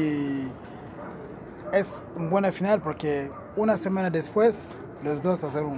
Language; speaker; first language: Spanish; non-native, learner; Portuguese